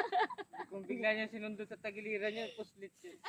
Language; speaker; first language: Filipino; native; Filipino